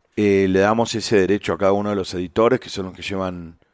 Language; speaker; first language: Spanish; native; Spanish